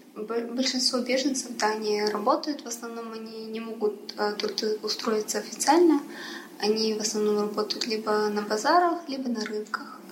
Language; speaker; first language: Russian; early bilingual, other home language; Persian